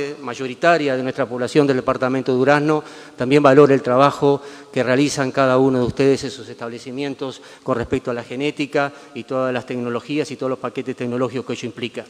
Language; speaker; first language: Spanish; native; Spanish